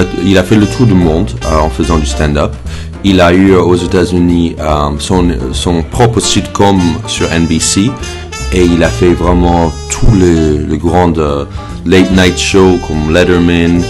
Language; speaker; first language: French; non-native, fluent; English